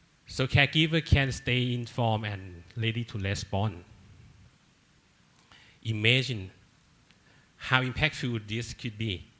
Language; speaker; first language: English; non-native, learner; Thai